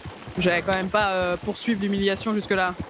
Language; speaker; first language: French; native; French